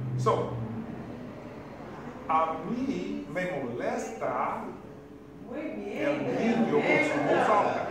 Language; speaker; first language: Spanish; non-native, fluent; English